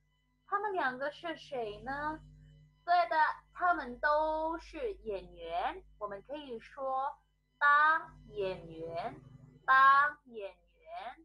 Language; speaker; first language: Chinese; non-native, fluent; Indonesian